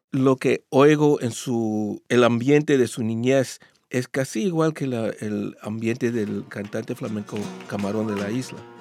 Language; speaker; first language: Spanish; non-native, learner; English